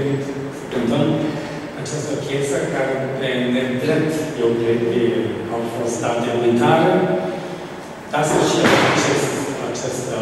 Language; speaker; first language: Romanian; non-native, fluent; German